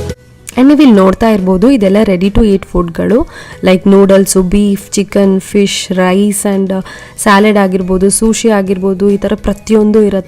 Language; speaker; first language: Kannada; native; Kannada